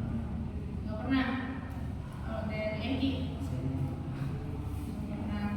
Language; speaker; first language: Indonesian; native; Indonesian